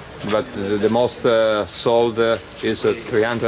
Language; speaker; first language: English; non-native, learner; Italian